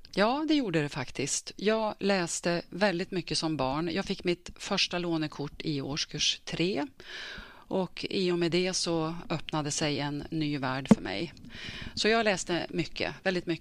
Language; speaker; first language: Swedish; native; Swedish